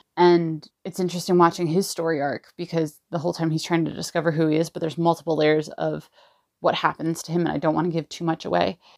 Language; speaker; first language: English; native; English